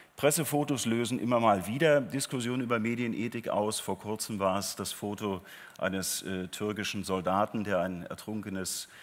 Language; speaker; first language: German; native; German